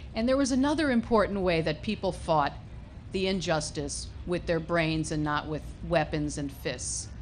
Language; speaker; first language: English; native; English